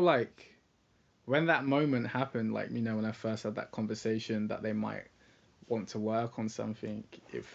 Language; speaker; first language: English; native; English